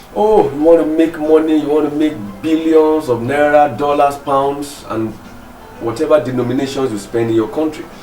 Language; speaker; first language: English; non-native, local second language; Yoruba